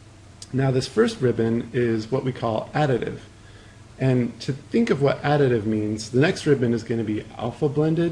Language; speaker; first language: English; native; English